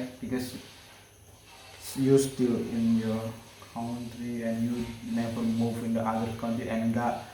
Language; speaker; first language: English; non-native, learner; Indonesian